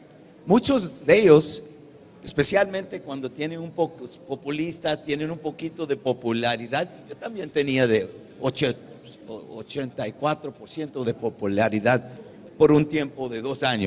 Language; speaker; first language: Spanish; early bilingual, heritage; English